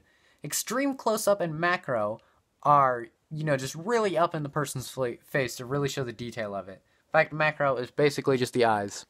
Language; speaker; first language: English; native; English